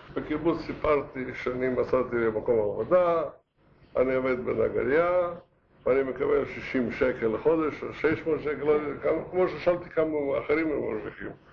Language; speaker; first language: Hebrew; non-native, fluent; Yiddish